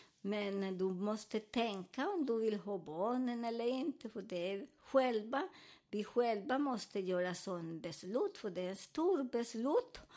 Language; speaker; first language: Swedish; non-native, learner; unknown